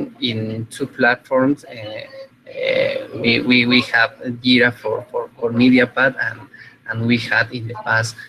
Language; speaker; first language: English; non-native, fluent; Spanish